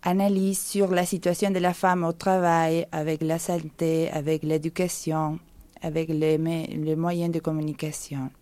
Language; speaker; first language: French; non-native, fluent; Spanish